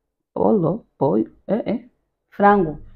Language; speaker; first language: Portuguese; native; Portuguese